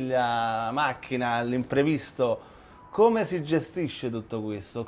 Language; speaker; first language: Italian; native; Italian